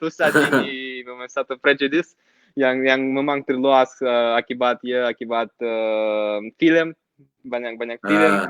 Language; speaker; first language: Indonesian; non-native, fluent; Russian